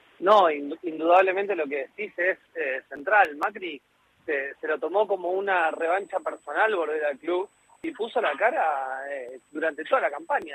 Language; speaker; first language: Spanish; native; Spanish